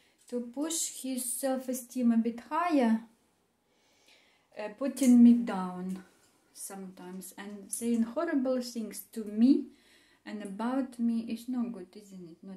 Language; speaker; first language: English; non-native, fluent; Russian